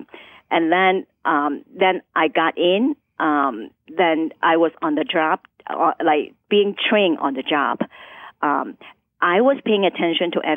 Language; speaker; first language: English; non-native, local second language; Cantonese